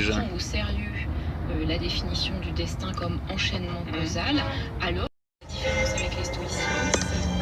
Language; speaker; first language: French; native; French